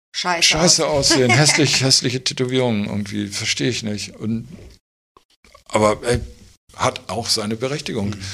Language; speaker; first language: German; native; German